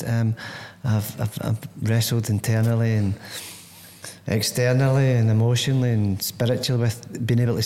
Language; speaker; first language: English; native; English